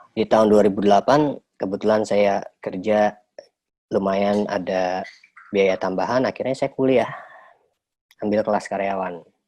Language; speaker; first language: Indonesian; native; Indonesian